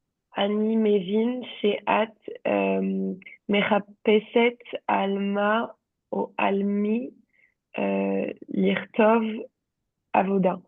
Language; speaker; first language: Hebrew; non-native, learner; French